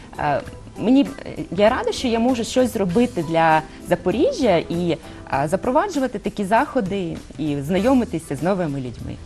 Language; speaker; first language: Ukrainian; non-native, local second language; Russian